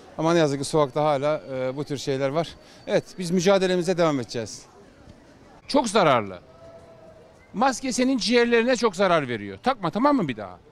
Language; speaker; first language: Turkish; native; Turkish